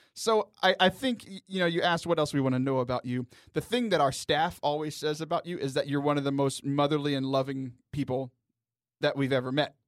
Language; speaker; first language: English; native; English